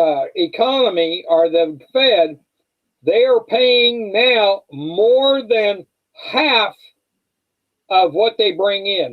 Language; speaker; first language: English; native; English